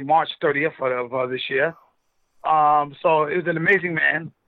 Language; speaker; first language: English; native; English